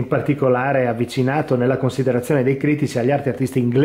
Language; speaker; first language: Italian; native; Italian